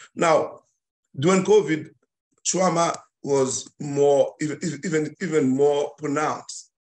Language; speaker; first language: English; non-native, fluent; Haitian Creole